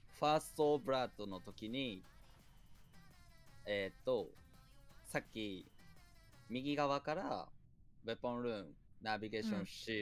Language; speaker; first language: Japanese; native; Japanese